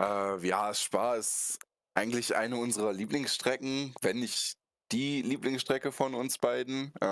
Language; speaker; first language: German; native; German